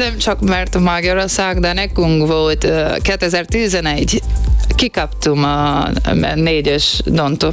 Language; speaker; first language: Hungarian; non-native, learner; Portuguese